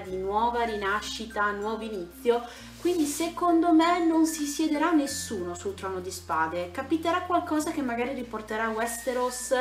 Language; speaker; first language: Italian; native; Italian